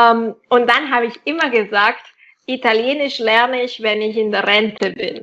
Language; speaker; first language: German; non-native, fluent; Catalan